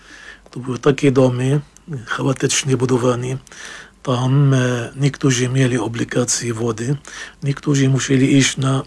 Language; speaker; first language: Polish; non-native, fluent; Arabic